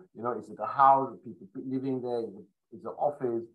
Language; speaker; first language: English; non-native, fluent; German